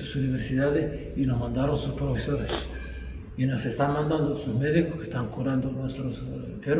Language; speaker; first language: Spanish; non-native, local second language; Arabic